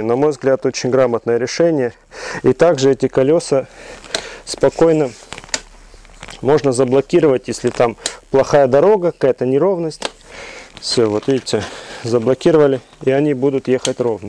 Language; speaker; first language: Russian; native; Russian